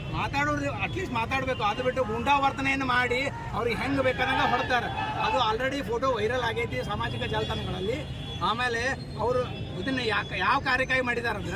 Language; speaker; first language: Kannada; native; Kannada